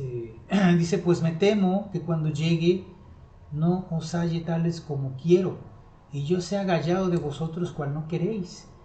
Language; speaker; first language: Spanish; native; Spanish